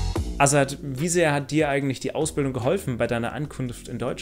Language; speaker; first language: German; native; German